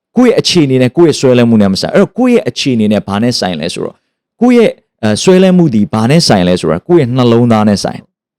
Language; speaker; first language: Burmese; native; Burmese